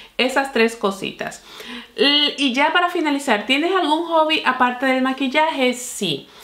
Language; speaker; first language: Spanish; native; Spanish